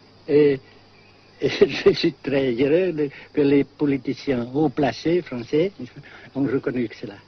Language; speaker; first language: French; non-native, fluent; Vietnamese